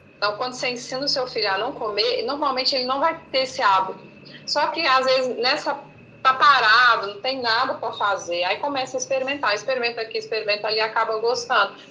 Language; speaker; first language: Portuguese; native; Portuguese